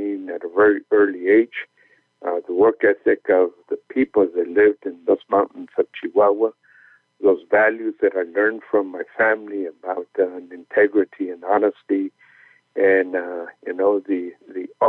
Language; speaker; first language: English; early bilingual, other home language; Spanish